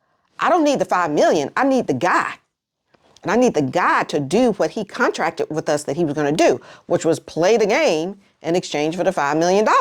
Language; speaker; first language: English; native; English